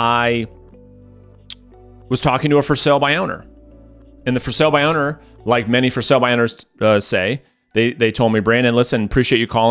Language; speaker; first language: English; native; English